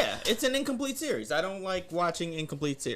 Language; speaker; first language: English; native; English